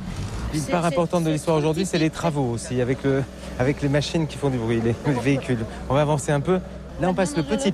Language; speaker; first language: French; native; French